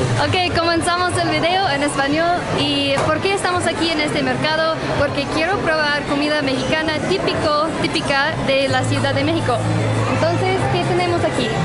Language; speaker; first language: Spanish; non-native, learner; English